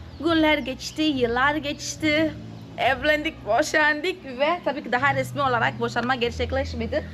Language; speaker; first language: Turkish; non-native, fluent; Portuguese